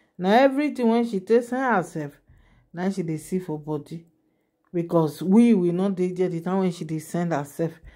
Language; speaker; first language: Nigerian Pidgin; non-native, local second language; Yoruba